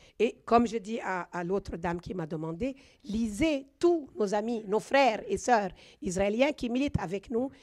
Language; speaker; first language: French; non-native, local second language; Arabic